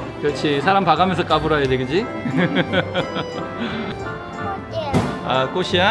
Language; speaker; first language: Korean; native; Korean